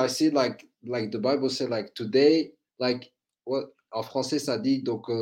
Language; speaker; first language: English; non-native, fluent; French